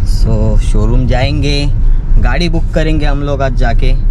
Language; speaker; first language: Hindi; non-native, local second language; Marathi